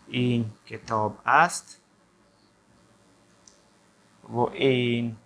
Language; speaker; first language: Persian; non-native, fluent; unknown